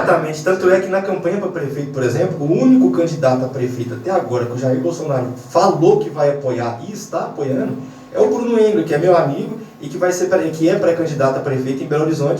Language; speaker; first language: Portuguese; native; Portuguese